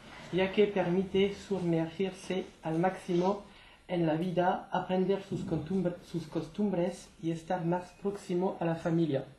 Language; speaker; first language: Spanish; non-native, learner; French